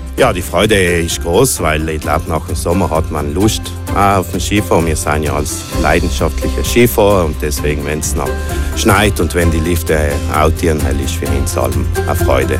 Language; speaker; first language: German; native; German